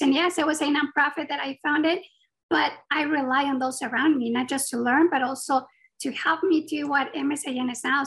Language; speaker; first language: English; non-native, fluent; Spanish